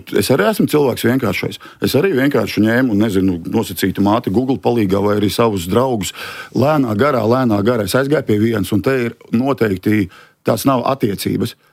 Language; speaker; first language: Latvian; native; Latvian